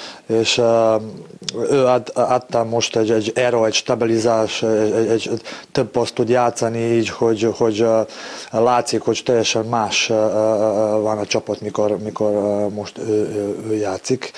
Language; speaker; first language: Hungarian; non-native, learner; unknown